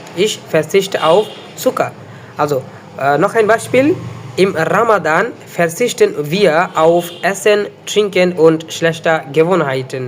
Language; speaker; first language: German; non-native, fluent; Bangla